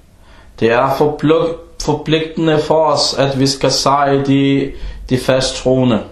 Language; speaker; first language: Danish; early bilingual, other home language; Arabic